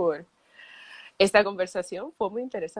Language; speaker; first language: Spanish; early bilingual, heritage; Spanish